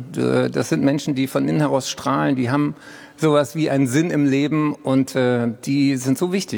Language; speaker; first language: German; native; German